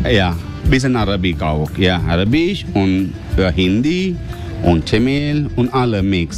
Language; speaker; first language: German; non-native, learner; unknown